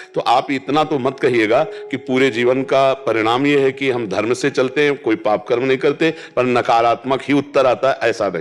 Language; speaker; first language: Hindi; native; Hindi